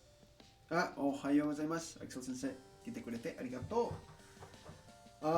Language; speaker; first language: Japanese; non-native, learner; Spanish